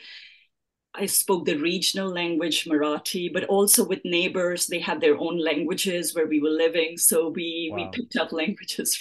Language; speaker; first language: English; native; English